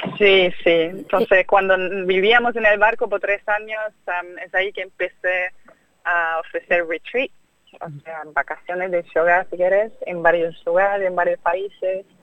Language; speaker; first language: Spanish; non-native, fluent; German